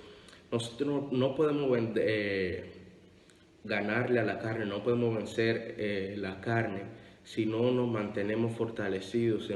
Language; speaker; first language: Spanish; native; Spanish